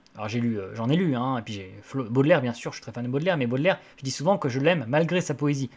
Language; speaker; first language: French; native; French